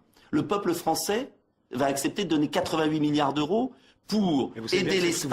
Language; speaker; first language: French; native; French